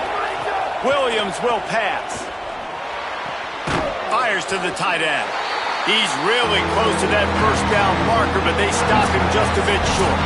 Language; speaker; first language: English; native; English